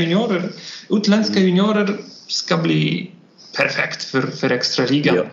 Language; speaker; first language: Swedish; non-native, learner; Polish